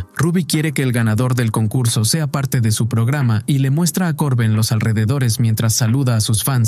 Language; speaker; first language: Spanish; native; Spanish